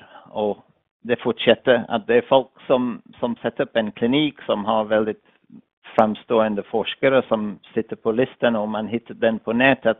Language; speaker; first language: Swedish; non-native, fluent; English